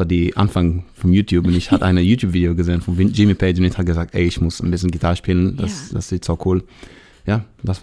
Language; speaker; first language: German; non-native, learner; Hebrew